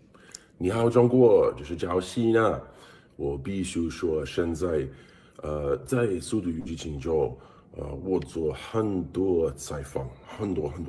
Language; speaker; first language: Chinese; non-native, learner; English